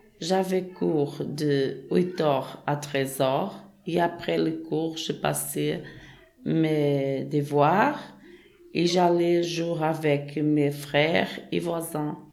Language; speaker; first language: French; non-native, learner; Portuguese